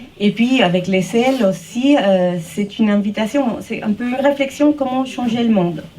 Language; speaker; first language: French; early bilingual, heritage; French